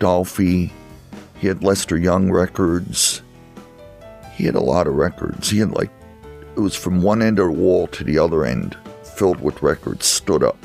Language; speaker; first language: English; native; English